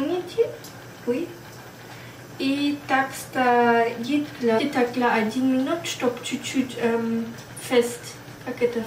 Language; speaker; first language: Russian; early bilingual, heritage; German